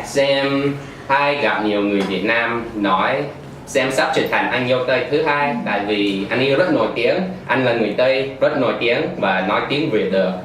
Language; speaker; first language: Vietnamese; non-native, fluent; English